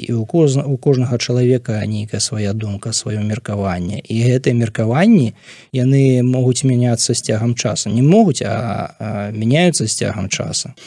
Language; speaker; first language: Belarusian; non-native, local second language; Russian